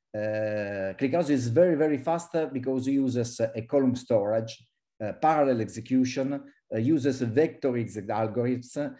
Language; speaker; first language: English; non-native, fluent; Italian